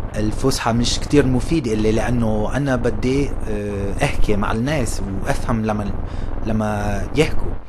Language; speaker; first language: Arabic; non-native, fluent; English